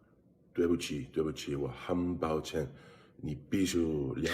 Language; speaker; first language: Chinese; non-native, learner; English